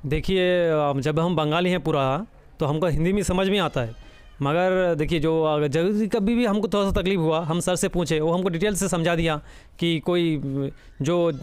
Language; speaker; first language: Hindi; non-native, local second language; Bangla